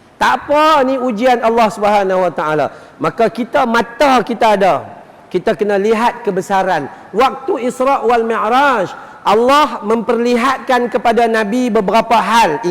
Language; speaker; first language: Malay; native; Malay